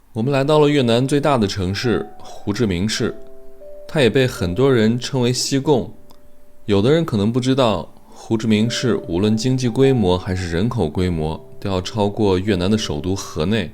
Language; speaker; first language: Chinese; native; Chinese